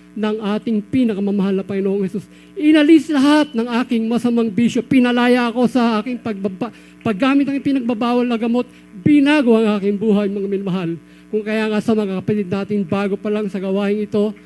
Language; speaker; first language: Filipino; native; Filipino